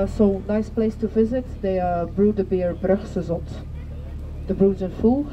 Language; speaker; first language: English; non-native, fluent; Dutch